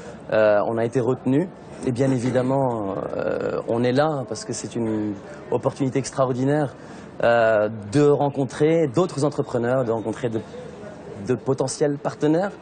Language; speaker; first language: French; non-native, local second language; Arabic